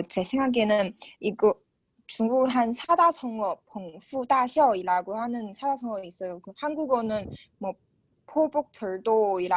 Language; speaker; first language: Korean; non-native, learner; Chinese